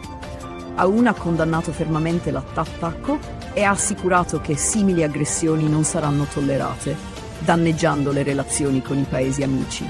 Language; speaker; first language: Italian; native; Italian